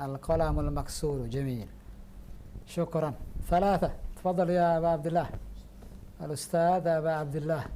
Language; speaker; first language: Arabic; non-native, fluent; Indonesian